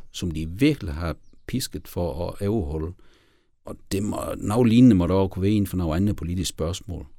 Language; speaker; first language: Danish; native; Danish